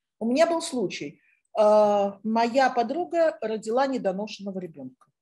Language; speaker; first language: Russian; native; Russian